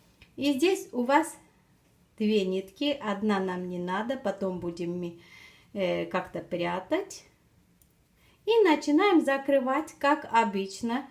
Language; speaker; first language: Russian; non-native, fluent; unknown